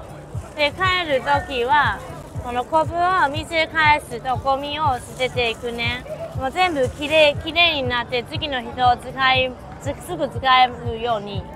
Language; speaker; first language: Japanese; non-native, fluent; Chinese